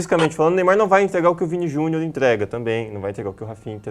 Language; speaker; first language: Portuguese; native; Portuguese